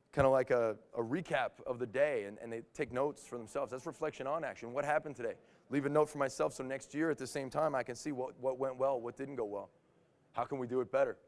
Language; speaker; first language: English; native; English